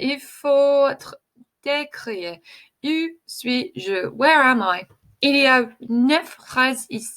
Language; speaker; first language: French; non-native, fluent; English